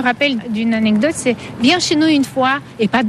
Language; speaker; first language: French; non-native, fluent; Russian